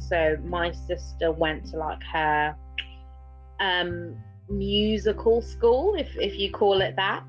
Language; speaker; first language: English; native; English